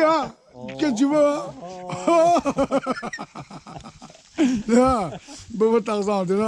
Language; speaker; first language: French; non-native, local second language; Hmong